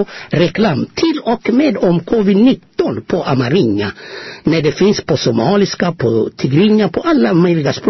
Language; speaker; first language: Swedish; non-native, fluent; Amharic